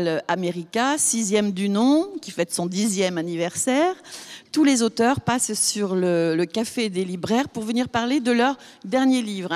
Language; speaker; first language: French; native; French